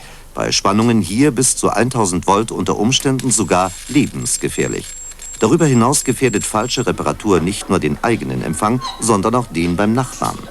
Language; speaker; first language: German; native; German